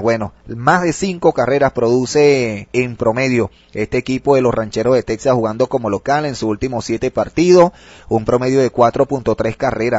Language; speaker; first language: Spanish; native; Spanish